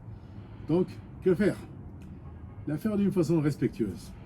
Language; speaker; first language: French; non-native, fluent; Spanish